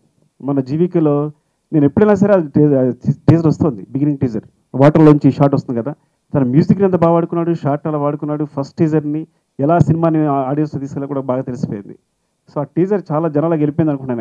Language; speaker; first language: Telugu; native; Telugu